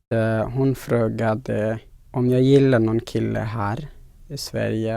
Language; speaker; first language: Swedish; non-native, fluent; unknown